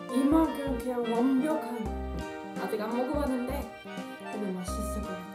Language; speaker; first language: Korean; non-native, fluent; Dutch